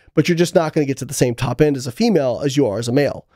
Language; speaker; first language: English; native; English